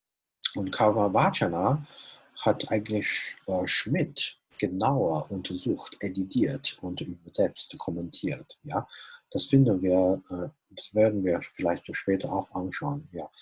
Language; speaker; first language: German; non-native, fluent; Chinese